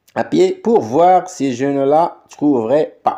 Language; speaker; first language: French; non-native, local second language; Arabic